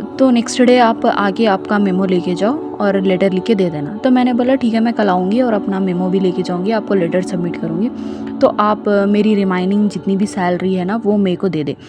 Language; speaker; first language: Hindi; non-native, local second language; Urdu